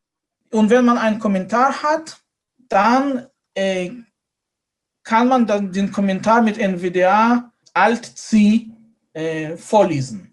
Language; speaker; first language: German; non-native, fluent; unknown